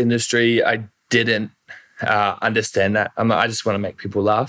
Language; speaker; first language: English; native; English